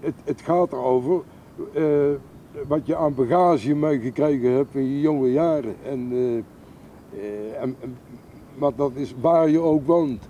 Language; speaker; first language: Dutch; native; Dutch